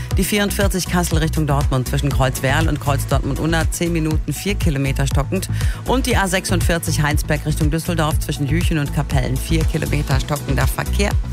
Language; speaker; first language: German; native; German